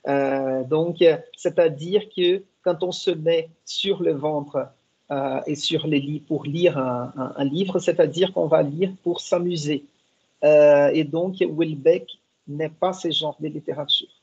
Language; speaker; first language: French; non-native, fluent; Portuguese